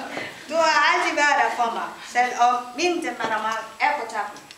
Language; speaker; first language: Danish; non-native, learner; Filipino